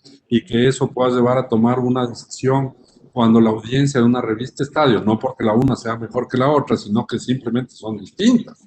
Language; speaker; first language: Spanish; native; Spanish